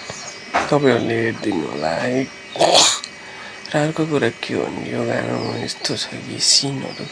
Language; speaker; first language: Nepali; native; Nepali